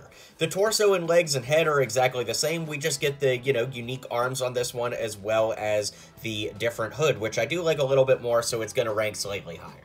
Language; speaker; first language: English; native; English